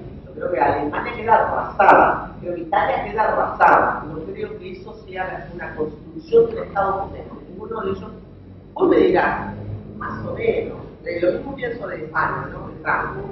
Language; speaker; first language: Spanish; native; Spanish